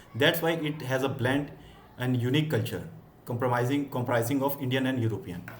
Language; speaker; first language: English; non-native, local second language; Hindi